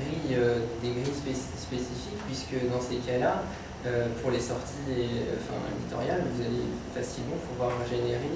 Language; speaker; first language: French; native; French